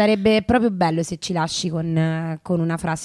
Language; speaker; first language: Italian; native; Italian